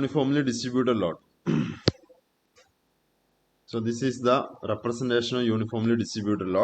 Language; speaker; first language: English; non-native, local second language; Malayalam